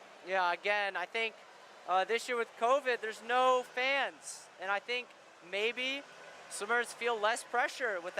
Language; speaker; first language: English; native; English